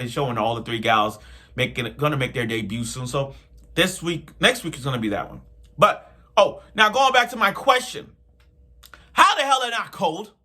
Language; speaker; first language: English; native; English